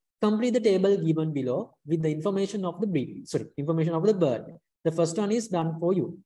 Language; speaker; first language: English; non-native, local second language; Sinhala